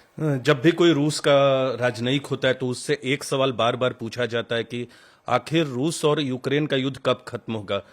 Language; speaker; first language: Hindi; native; Hindi